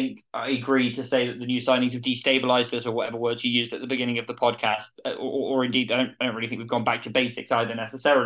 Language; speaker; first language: English; native; English